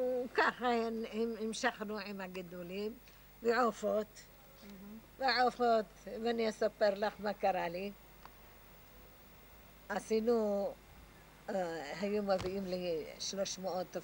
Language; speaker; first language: Hebrew; non-native, fluent; Arabic